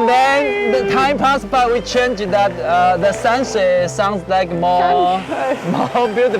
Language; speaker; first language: English; non-native, learner; Chinese